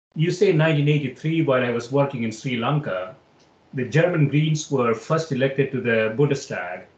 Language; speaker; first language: English; non-native, local second language; Malayalam